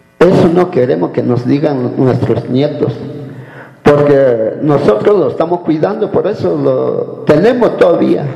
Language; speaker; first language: Spanish; non-native, local second language; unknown